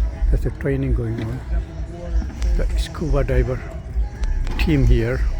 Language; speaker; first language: English; non-native, local second language; Bangla